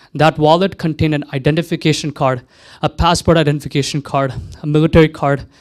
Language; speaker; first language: English; early bilingual, other home language; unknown